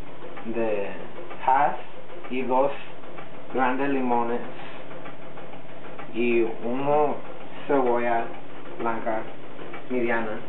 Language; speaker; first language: Spanish; non-native, learner; English